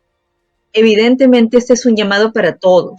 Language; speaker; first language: Spanish; native; Spanish